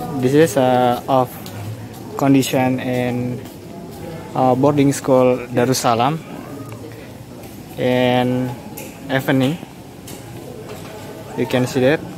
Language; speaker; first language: English; non-native, learner; Indonesian